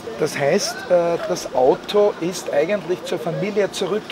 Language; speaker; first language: German; native; German